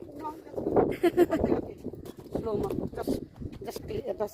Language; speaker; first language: English; non-native, learner; Filipino